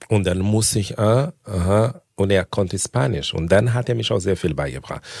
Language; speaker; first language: German; non-native, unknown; Portuguese